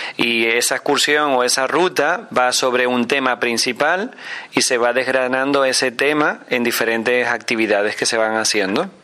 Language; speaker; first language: Spanish; native; Spanish